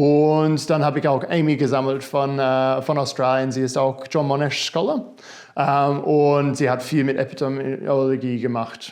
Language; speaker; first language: German; non-native, fluent; English